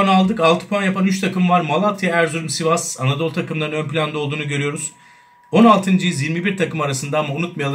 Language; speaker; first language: Turkish; native; Turkish